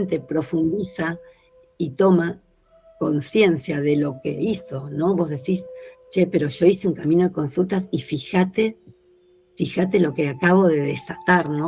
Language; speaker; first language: Spanish; native; Spanish